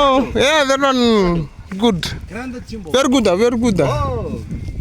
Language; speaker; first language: English; non-native, local second language; Fijian